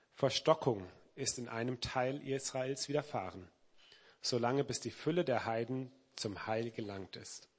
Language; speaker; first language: German; native; German